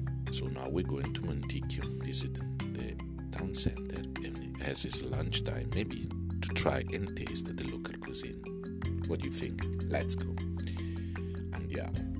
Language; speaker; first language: English; non-native, fluent; Italian